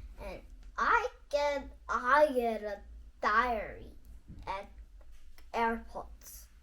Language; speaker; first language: English; non-native, learner; Korean